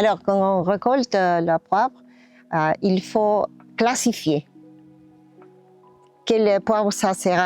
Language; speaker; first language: French; non-native, learner; Spanish